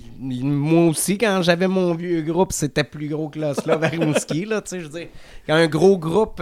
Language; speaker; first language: French; native; French